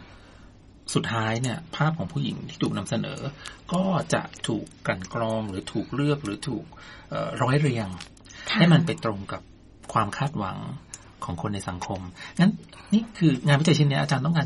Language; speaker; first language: Thai; native; Thai